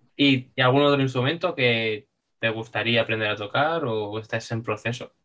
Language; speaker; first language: Spanish; native; Spanish